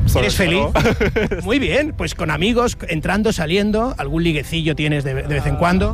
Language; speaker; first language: Spanish; native; Spanish